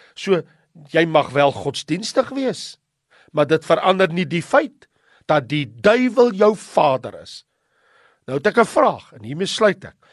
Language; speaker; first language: Afrikaans; native; Afrikaans